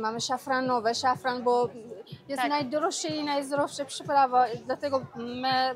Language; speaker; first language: Polish; non-native, learner; Persian